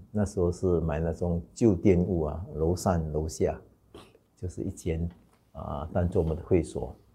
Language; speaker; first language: Chinese; non-native, local second language; Wu Chinese